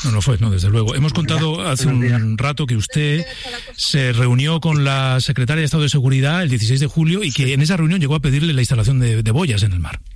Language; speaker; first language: Spanish; native; Spanish